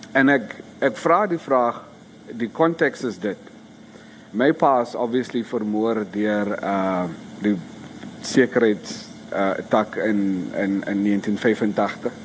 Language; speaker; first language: Afrikaans; non-native, local second language; Xhosa